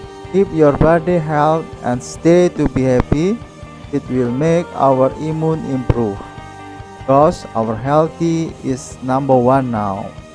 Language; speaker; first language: English; non-native, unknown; Indonesian